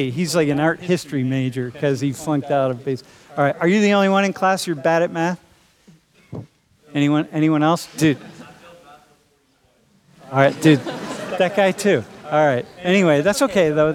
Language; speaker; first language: English; native; English